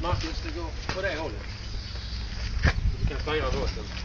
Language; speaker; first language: Swedish; native; Swedish